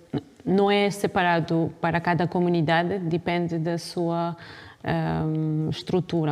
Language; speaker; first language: Portuguese; non-native, fluent; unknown